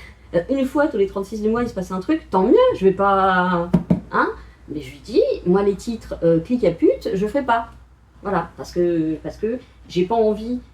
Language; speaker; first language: French; native; French